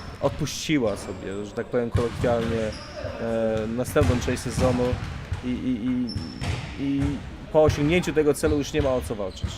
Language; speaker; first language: Polish; native; Polish